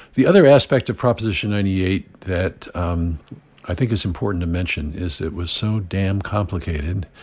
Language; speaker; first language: English; native; English